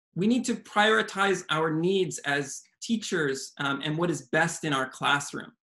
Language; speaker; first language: English; native; English